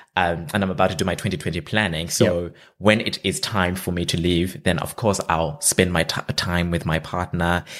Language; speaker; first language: English; non-native, local second language; Shona